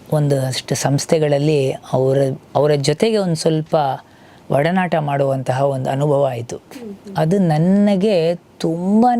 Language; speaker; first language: Kannada; native; Kannada